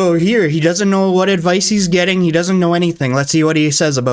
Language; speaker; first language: English; native; English